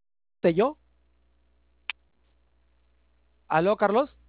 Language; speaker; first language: Spanish; native; Spanish